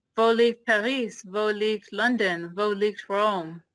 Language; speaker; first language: German; non-native, fluent; English